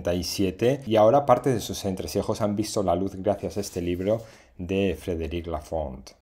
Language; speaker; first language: Spanish; native; Spanish